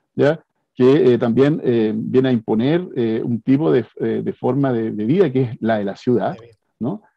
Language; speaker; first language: Spanish; native; Spanish